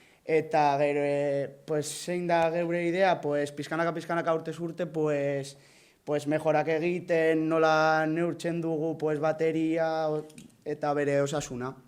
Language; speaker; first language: Basque; non-native, local second language; Spanish